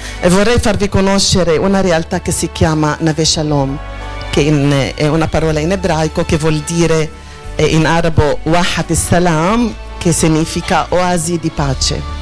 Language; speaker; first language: Italian; non-native, fluent; Arabic